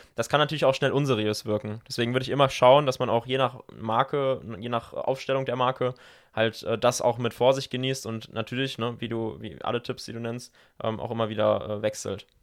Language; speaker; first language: German; native; German